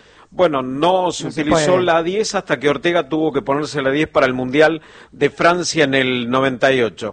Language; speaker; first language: Spanish; native; Spanish